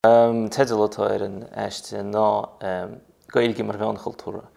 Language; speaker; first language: Irish; non-native, fluent; Russian